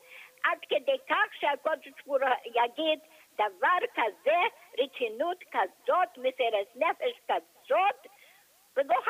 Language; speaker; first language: Hebrew; non-native, fluent; English